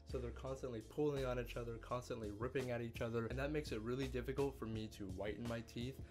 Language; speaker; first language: English; native; English